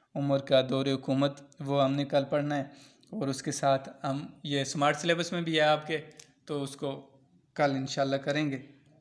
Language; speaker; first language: Urdu; non-native, local second language; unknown